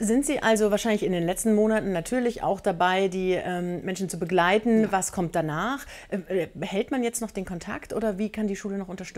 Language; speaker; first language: German; native; German